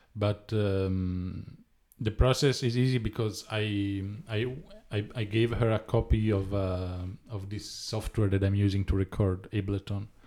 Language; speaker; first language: English; non-native, fluent; Italian